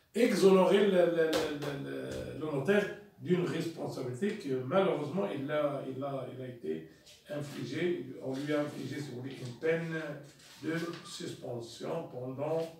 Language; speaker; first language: French; non-native, local second language; Arabic